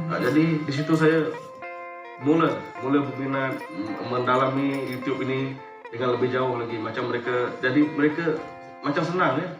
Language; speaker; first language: Malay; non-native, local second language; Iban